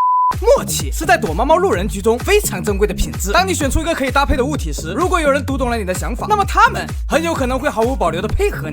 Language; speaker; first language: Chinese; native; Chinese